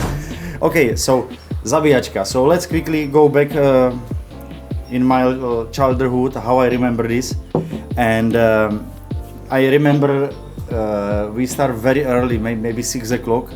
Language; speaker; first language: English; non-native, fluent; Czech